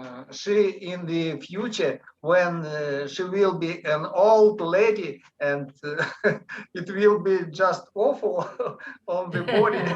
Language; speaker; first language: English; non-native, learner; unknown